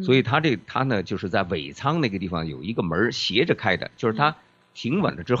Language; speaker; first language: Chinese; native; Chinese